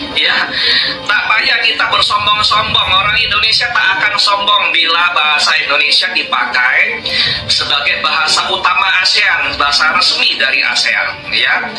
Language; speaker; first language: Indonesian; native; Indonesian